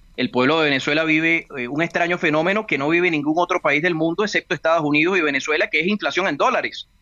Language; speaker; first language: Spanish; native; Spanish